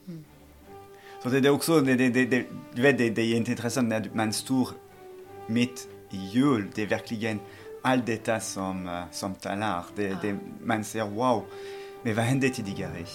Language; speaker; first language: Swedish; non-native, fluent; French